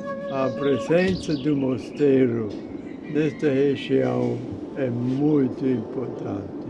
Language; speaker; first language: Portuguese; non-native, fluent; German